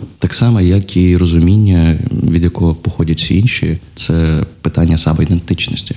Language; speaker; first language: Ukrainian; non-native, local second language; Russian